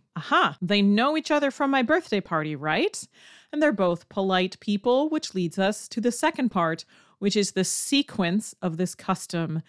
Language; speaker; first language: English; native; English